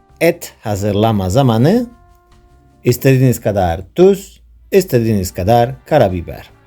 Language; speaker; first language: Turkish; non-native, learner; Spanish